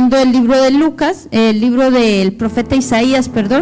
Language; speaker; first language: Spanish; native; Spanish